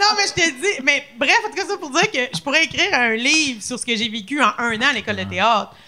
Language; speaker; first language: French; native; French